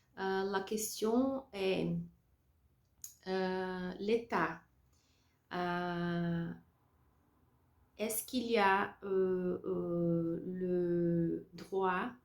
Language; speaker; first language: French; non-native, learner; Portuguese